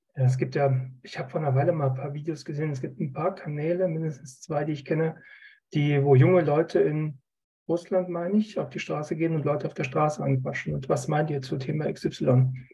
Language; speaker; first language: German; native; German